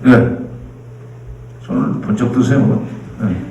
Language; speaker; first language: Korean; native; Korean